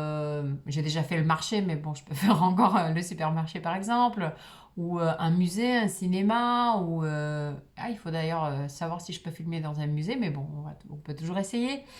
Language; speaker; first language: French; non-native, fluent; Russian